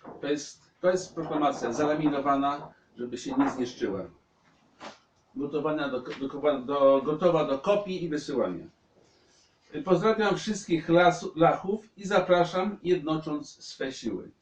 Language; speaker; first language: Polish; native; Polish